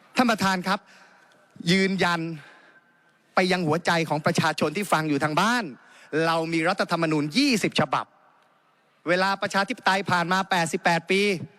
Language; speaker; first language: Thai; native; Thai